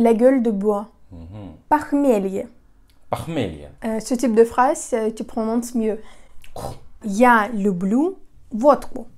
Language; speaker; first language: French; non-native, fluent; Russian